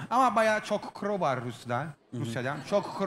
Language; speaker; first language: Turkish; non-native, learner; English